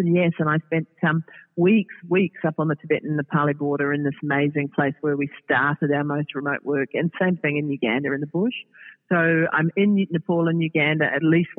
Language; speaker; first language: English; native; English